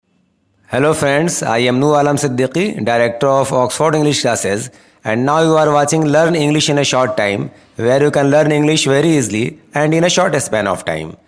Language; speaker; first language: English; non-native, local second language; Hindi